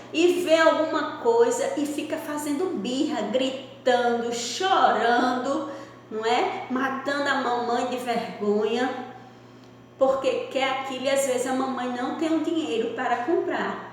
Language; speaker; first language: Portuguese; native; Portuguese